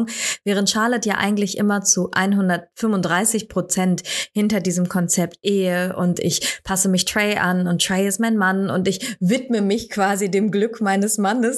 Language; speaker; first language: German; native; German